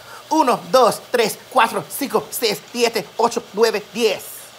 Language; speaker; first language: Spanish; non-native, learner; English